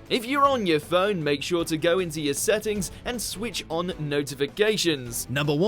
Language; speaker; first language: English; native; English